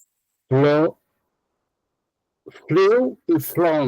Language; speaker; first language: English; non-native, learner; Portuguese